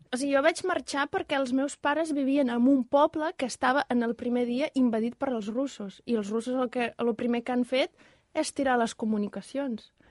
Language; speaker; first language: Catalan; non-native, fluent; Ukrainian